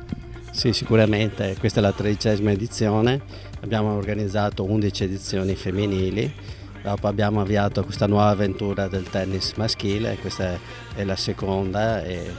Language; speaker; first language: Italian; native; Italian